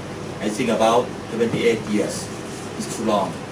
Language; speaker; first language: English; non-native, learner; Thai